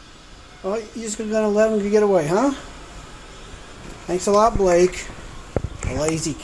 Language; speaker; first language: English; native; English